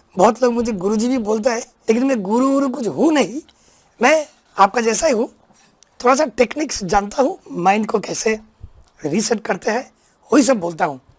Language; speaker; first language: Hindi; non-native, local second language; Bangla